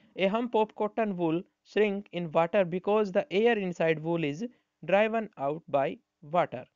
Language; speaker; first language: Hindi; native; Hindi